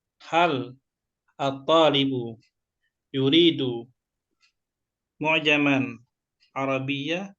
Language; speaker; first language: Arabic; non-native, fluent; Indonesian